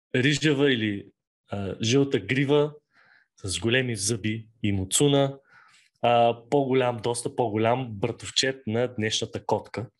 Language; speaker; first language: Bulgarian; early bilingual, heritage; Bulgarian